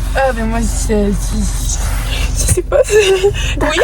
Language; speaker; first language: French; native; French